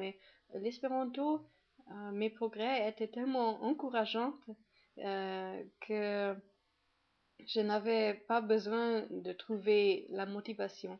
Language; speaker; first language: French; non-native, fluent; German